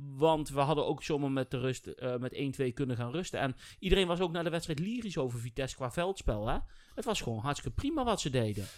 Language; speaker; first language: Dutch; native; Dutch